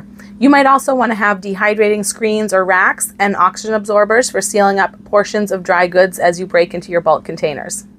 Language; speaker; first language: English; native; English